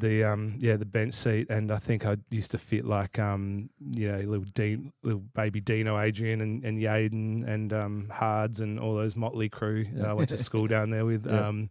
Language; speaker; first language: English; native; English